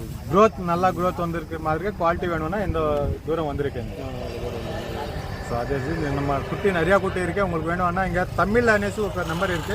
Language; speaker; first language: Tamil; non-native, learner; Telugu